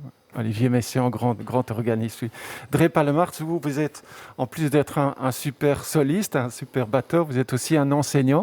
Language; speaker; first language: French; native; French